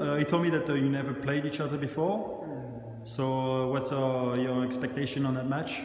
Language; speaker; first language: English; non-native, fluent; French